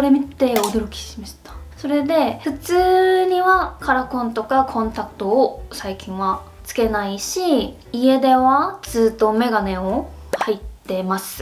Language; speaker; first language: Japanese; non-native, fluent; Korean